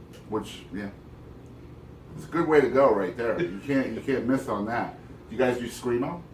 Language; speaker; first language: English; native; English